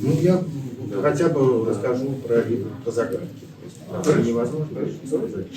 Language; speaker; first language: Russian; native; Russian